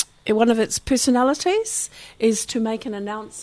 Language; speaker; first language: English; native; English